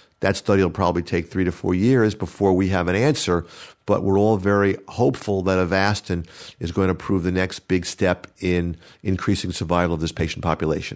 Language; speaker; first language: English; native; English